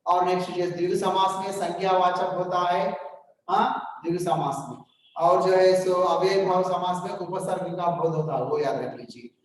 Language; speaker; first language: Hindi; non-native, local second language; Telugu